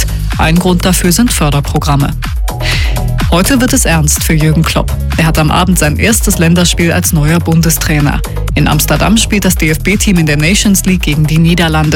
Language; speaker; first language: German; native; German